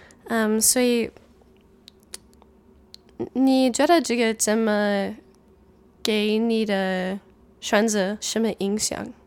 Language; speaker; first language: Chinese; non-native, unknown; English